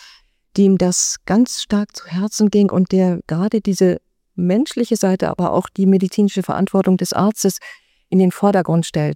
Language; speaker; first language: German; native; German